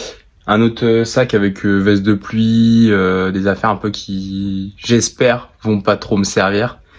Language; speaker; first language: French; native; French